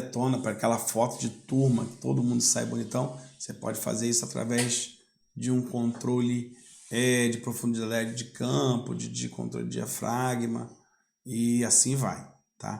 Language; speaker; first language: Portuguese; native; Portuguese